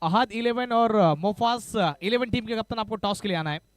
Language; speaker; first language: Hindi; non-native, local second language; Marathi